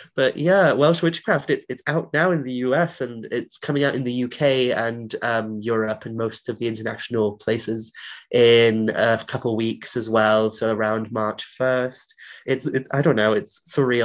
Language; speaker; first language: English; non-native, local second language; Welsh